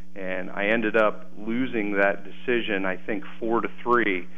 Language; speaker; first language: English; native; English